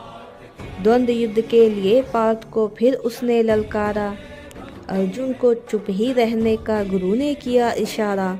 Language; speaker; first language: Hindi; native; Hindi